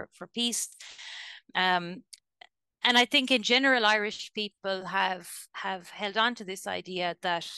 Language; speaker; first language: English; native; English